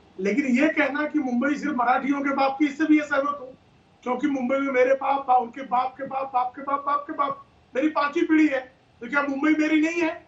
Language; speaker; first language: Hindi; native; Hindi